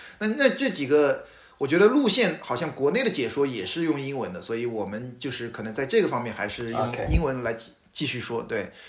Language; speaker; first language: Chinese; native; Chinese